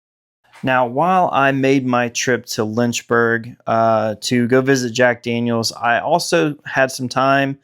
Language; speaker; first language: English; native; English